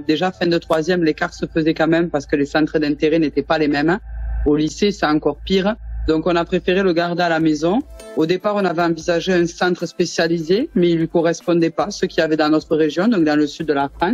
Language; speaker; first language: French; native; French